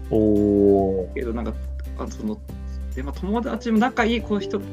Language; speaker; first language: Japanese; early bilingual, heritage; Japanese